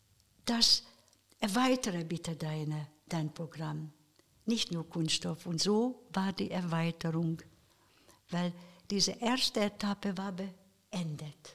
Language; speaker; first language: German; non-native, fluent; Hungarian